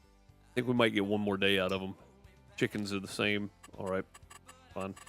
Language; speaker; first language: English; native; English